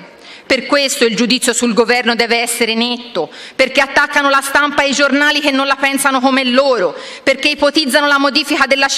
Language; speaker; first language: Italian; native; Italian